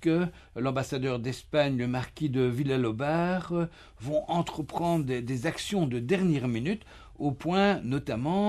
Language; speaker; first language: French; native; French